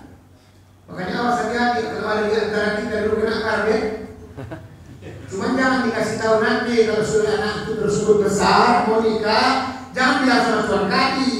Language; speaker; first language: Indonesian; native; Indonesian